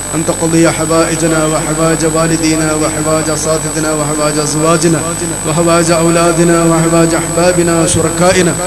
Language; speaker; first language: Arabic; non-native, fluent; Malayalam